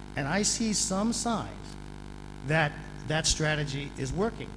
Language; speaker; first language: English; native; English